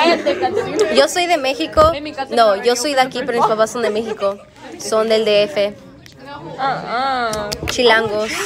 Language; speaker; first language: Spanish; early bilingual, other home language; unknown